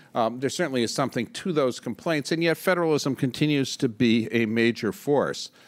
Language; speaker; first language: English; native; English